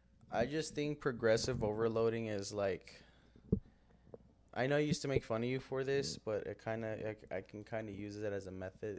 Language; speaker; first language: English; early bilingual, other home language; Spanish